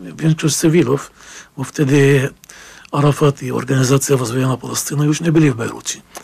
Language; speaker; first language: Polish; non-native, fluent; Arabic